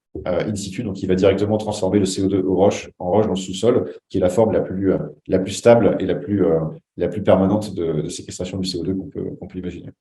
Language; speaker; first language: French; native; French